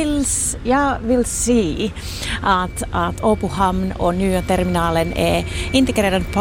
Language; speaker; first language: Swedish; non-native, local second language; Finnish